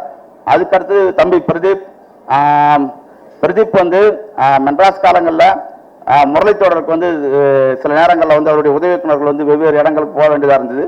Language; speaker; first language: Tamil; native; Tamil